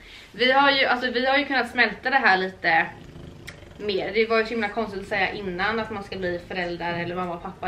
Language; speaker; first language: Swedish; native; Swedish